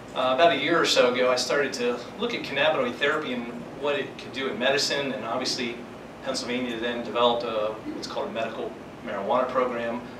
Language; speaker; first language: English; native; English